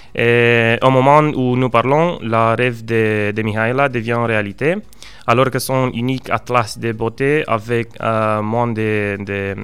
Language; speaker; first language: French; non-native, learner; Romanian